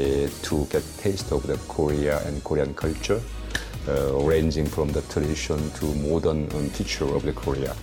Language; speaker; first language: English; non-native, learner; Korean